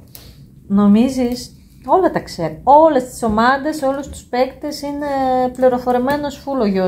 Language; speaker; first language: Greek; native; Greek